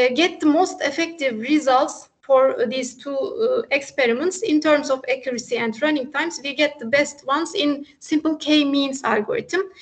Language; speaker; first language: English; non-native, fluent; Turkish